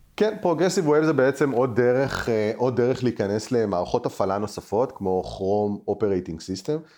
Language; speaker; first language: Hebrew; native; Hebrew